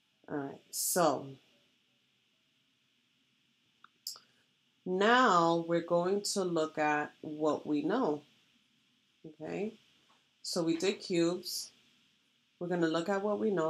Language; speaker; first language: English; native; English